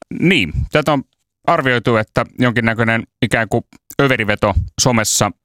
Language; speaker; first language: Finnish; native; Finnish